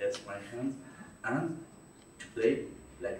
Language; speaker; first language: English; non-native, learner; Spanish